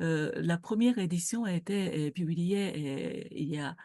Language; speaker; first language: French; non-native, fluent; Japanese